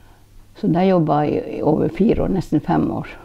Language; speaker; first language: Norwegian; non-native, local second language; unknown